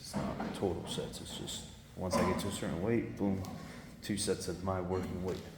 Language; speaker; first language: English; native; English